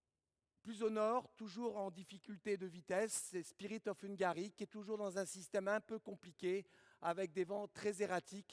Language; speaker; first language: French; native; French